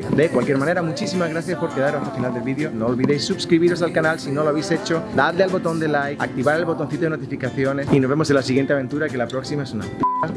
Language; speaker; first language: Spanish; native; Spanish